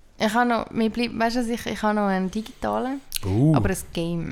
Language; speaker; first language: German; native; German